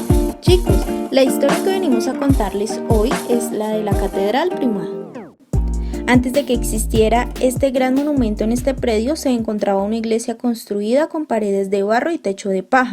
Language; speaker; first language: Spanish; native; Spanish